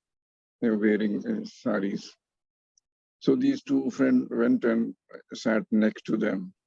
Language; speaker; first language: English; non-native, fluent; Hindi